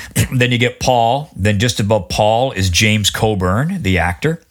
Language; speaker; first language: English; native; English